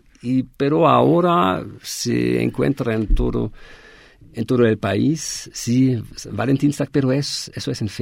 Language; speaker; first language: Spanish; non-native, fluent; German